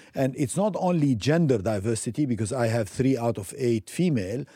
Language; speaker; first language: English; non-native, fluent; Arabic